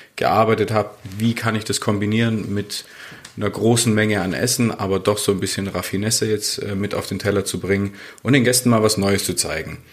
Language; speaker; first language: German; native; German